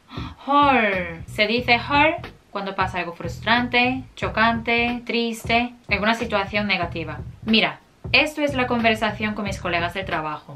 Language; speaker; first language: Spanish; non-native, fluent; Korean